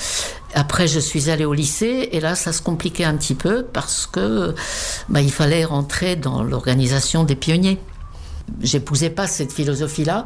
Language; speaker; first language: French; non-native, fluent; Czech